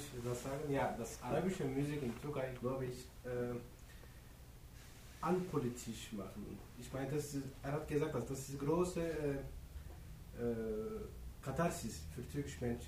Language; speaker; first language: German; non-native, learner; Turkish